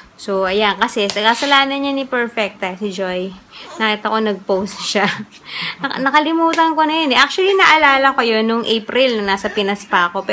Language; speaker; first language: Filipino; native; Filipino